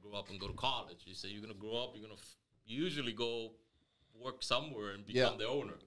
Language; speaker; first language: English; early bilingual, other home language; Spanish